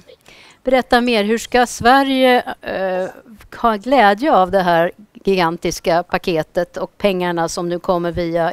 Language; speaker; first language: Swedish; native; Swedish